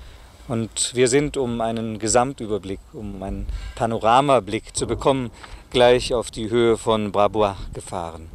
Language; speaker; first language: German; native; German